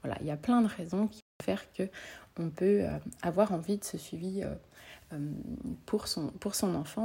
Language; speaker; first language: French; native; French